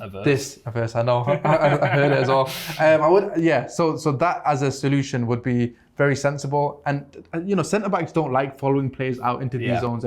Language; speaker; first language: English; native; English